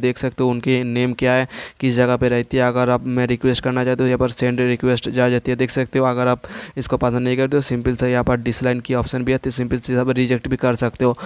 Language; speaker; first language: Hindi; non-native, local second language; Bangla